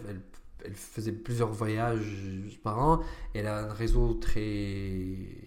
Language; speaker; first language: French; non-native, fluent; Arabic